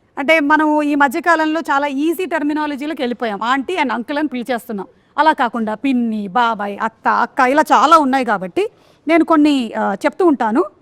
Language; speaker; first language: Telugu; non-native, local second language; Malayalam